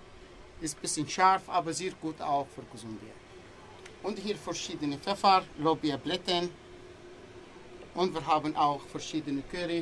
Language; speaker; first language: German; non-native, learner; Arabic